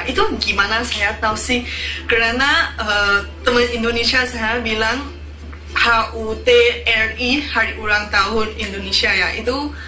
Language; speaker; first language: Indonesian; non-native, fluent; Min Nan Chinese